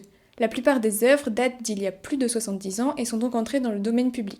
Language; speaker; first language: French; native; French